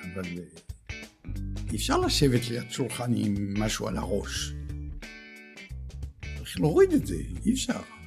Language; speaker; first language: Hebrew; early bilingual, other home language; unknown